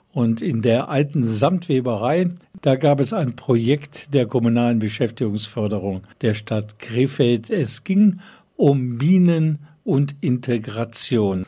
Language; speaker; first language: German; native; German